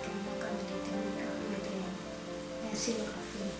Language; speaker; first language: Dutch; non-native, fluent; Spanish